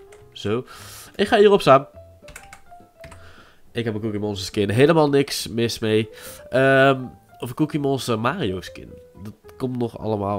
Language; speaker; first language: Dutch; native; Dutch